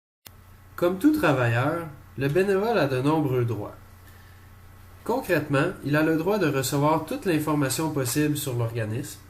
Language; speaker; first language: French; native; French